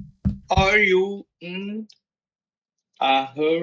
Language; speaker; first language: English; non-native, learner; Portuguese